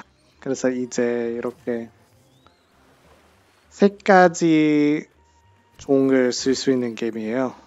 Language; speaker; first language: Korean; non-native, fluent; English